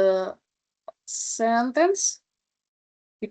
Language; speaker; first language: English; non-native, learner; Indonesian